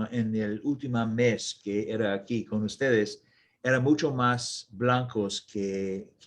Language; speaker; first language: Spanish; non-native, learner; English